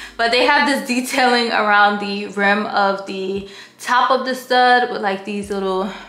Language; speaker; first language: English; native; English